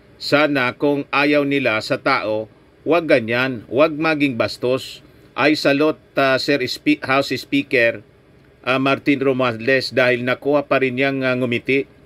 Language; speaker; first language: Filipino; native; Filipino